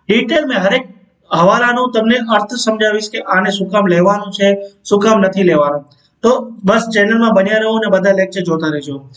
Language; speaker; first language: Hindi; non-native, local second language; Gujarati